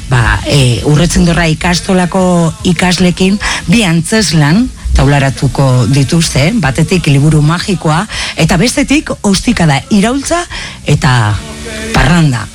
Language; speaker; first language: Basque; native; Basque